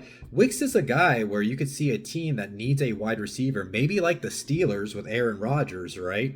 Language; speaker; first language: English; native; English